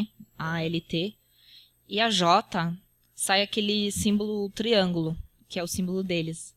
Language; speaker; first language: Portuguese; early bilingual, heritage; Portuguese